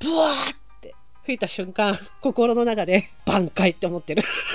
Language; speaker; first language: Japanese; native; Japanese